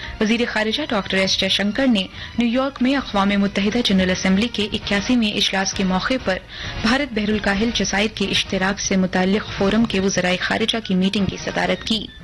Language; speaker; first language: Urdu; non-native, local second language; Hindi